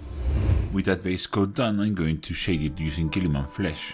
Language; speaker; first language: English; non-native, fluent; Spanish